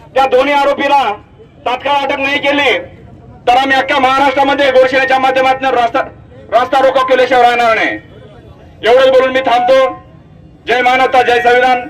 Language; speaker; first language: Marathi; non-native, local second language; Lambadi